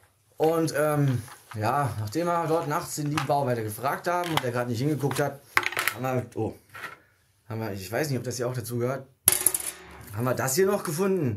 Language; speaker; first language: German; native; German